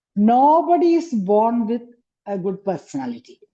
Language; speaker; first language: English; non-native, local second language; Malayalam